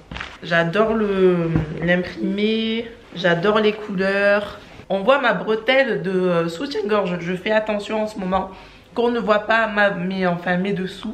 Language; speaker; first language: French; native; French